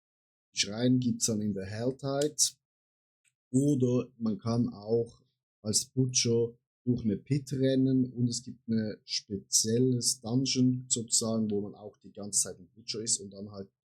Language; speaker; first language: German; native; German